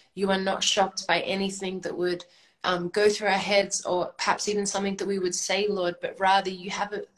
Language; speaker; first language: English; native; English